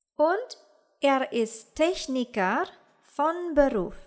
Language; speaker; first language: German; non-native, fluent; Indonesian